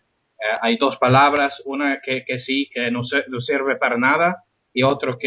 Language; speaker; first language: Spanish; non-native, fluent; English